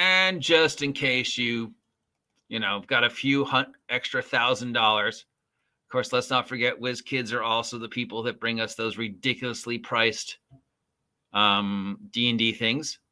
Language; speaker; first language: English; native; English